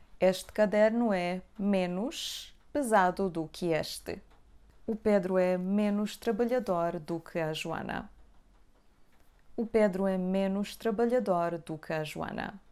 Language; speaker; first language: Portuguese; non-native, fluent; Serbian